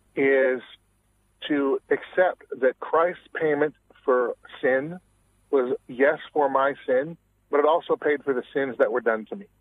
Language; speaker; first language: English; native; English